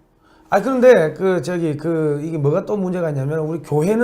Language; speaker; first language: Korean; native; Korean